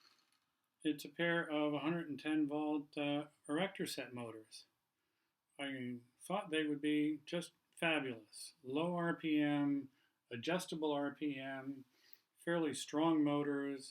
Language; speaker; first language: English; native; English